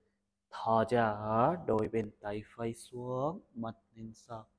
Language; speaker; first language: Vietnamese; non-native, learner; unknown